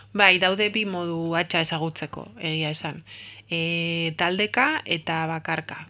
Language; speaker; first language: Basque; native; Basque